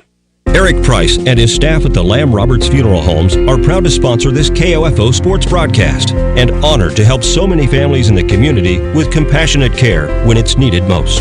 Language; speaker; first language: English; native; English